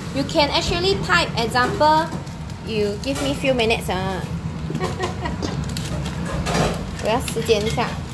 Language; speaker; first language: English; non-native, local second language; Chinese